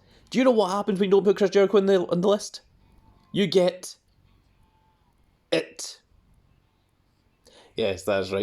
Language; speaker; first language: English; native; English